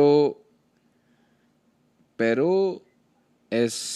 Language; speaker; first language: Spanish; non-native, learner; Hindi